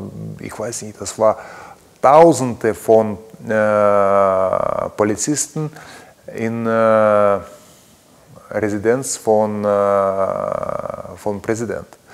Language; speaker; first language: German; non-native, learner; Russian